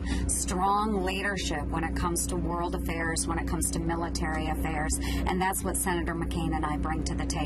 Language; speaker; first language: English; native; English